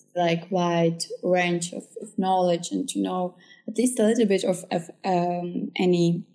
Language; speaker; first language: English; early bilingual, other home language; Czech